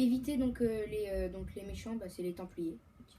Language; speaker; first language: French; native; French